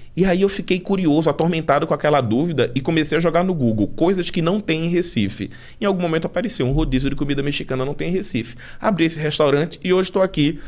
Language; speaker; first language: Portuguese; native; Portuguese